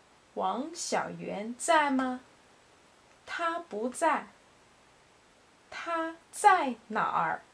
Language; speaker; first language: Chinese; non-native, learner; English